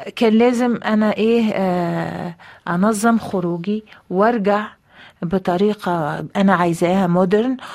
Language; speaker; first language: Egyptian Arabic; non-native, fluent; French